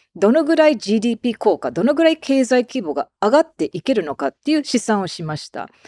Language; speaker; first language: Japanese; non-native, fluent; English